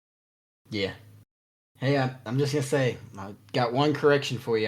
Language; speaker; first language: English; native; English